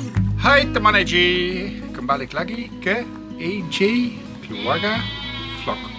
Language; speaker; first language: Indonesian; non-native, learner; Dutch